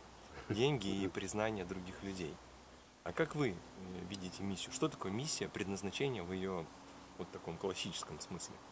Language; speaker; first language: Russian; native; Russian